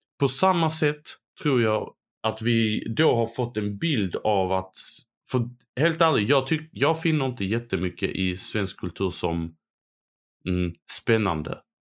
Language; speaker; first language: Swedish; non-native, fluent; Arabic